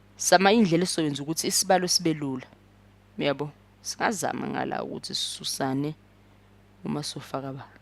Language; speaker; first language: Zulu; non-native, local second language; English